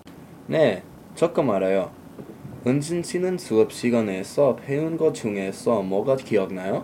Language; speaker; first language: Korean; non-native, learner; English